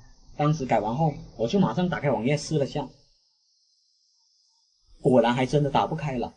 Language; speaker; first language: Chinese; native; Chinese